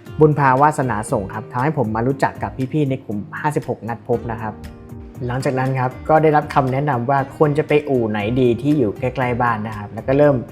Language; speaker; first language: Thai; native; Thai